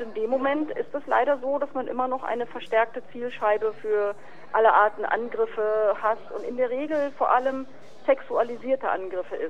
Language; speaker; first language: German; native; German